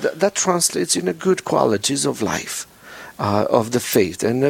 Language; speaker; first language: English; non-native, fluent; Polish